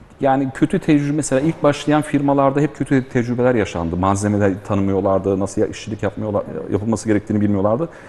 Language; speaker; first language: Turkish; early bilingual, heritage; Turkish